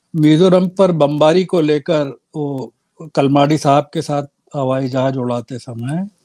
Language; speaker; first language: Hindi; native; Hindi